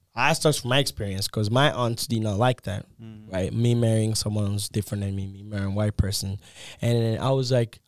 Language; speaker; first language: English; non-native, fluent; Lingala